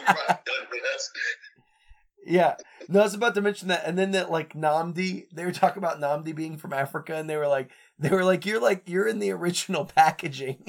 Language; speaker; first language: English; native; English